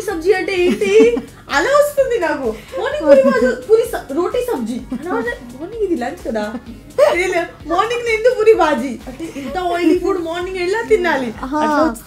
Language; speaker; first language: Telugu; non-native, learner; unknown